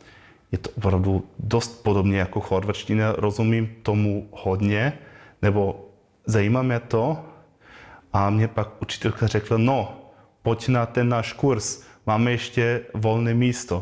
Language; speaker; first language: Czech; non-native, fluent; Croatian